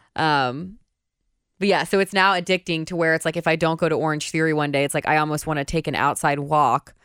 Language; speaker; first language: English; native; English